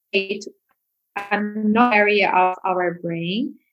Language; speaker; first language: English; non-native, fluent; Portuguese